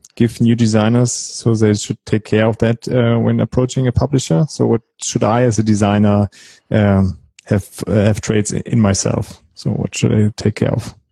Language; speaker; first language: English; non-native, fluent; German